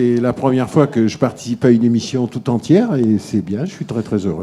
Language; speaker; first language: French; native; French